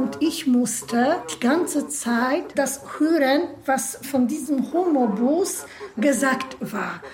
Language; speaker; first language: German; non-native, fluent; Polish